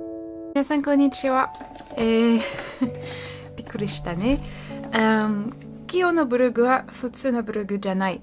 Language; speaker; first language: Japanese; non-native, learner; French